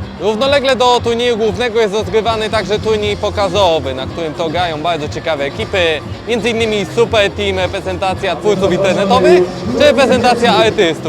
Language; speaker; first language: Polish; native; Polish